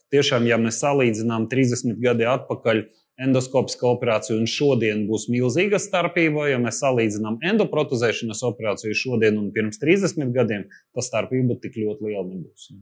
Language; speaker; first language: Latvian; non-native, local second language; Russian